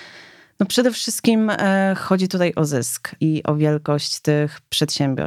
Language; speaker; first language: Polish; native; Polish